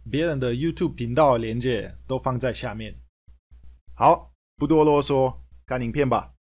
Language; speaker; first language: Chinese; non-native, fluent; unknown